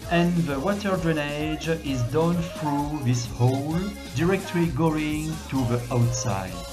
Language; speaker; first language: English; non-native, fluent; French